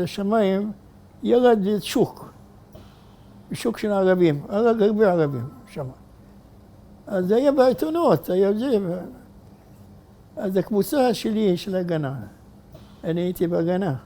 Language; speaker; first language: Hebrew; non-native, fluent; Arabic